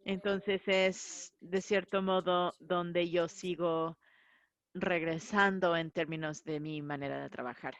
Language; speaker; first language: Spanish; non-native, fluent; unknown